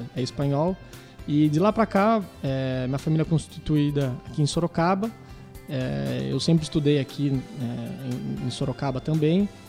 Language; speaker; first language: Portuguese; native; Portuguese